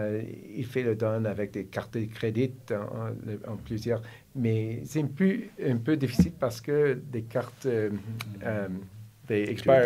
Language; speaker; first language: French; non-native, learner; English